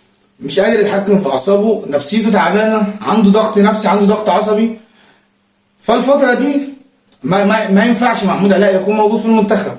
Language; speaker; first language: Arabic; native; Arabic